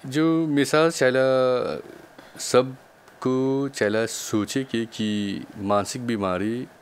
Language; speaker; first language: Hindi; non-native, local second language; Bhojpuri